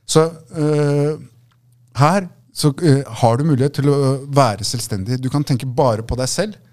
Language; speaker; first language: Norwegian; early bilingual, other home language; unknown